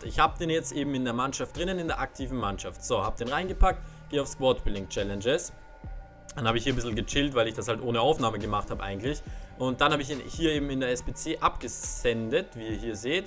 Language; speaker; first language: German; native; German